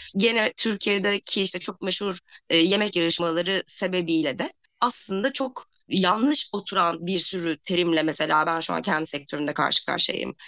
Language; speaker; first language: Turkish; native; Turkish